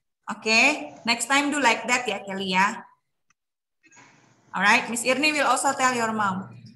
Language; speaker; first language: English; non-native, fluent; Indonesian